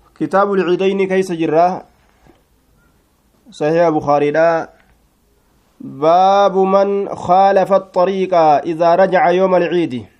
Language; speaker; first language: Arabic; non-native, fluent; Oromo